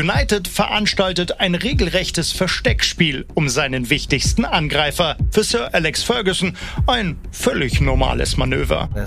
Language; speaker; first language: German; native; German